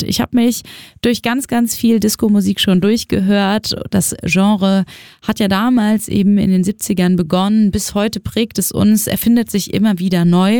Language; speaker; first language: German; native; German